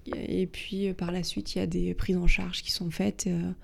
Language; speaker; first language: French; native; French